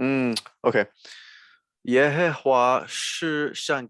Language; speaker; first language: Chinese; non-native, learner; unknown